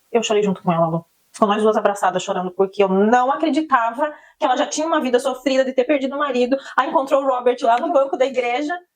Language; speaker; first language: Portuguese; native; Portuguese